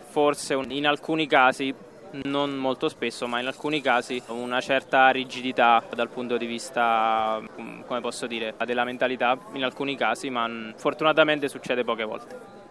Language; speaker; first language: Italian; native; Italian